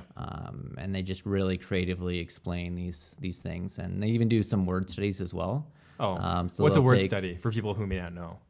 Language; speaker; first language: English; native; English